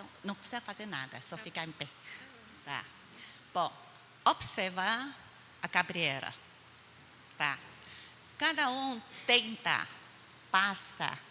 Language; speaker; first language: Portuguese; non-native, fluent; Chinese